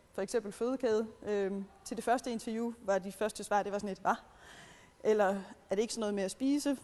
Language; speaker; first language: Danish; native; Danish